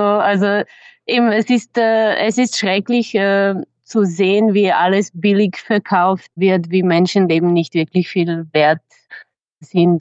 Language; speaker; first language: German; non-native, fluent; Serbian